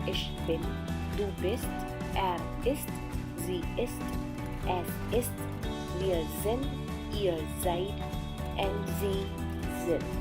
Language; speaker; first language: German; non-native, fluent; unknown